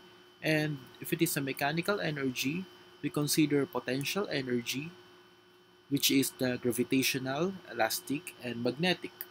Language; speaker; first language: English; non-native, local second language; Filipino